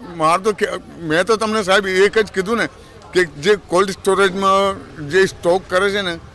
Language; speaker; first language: Gujarati; native; Gujarati